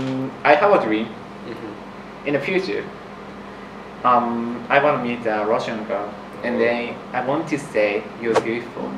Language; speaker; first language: English; non-native, learner; Japanese